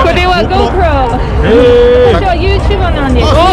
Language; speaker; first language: Japanese; non-native, learner; English